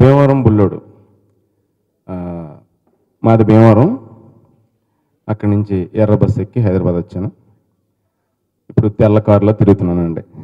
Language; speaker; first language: Telugu; native; Telugu